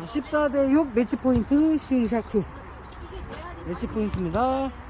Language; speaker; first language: Korean; native; Korean